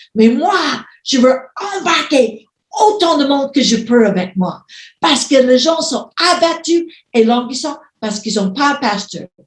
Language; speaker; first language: French; non-native, fluent; English